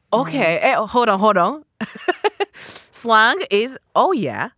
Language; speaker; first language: English; non-native, learner; Japanese